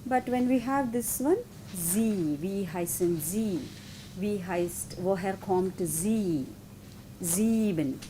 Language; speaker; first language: German; non-native, fluent; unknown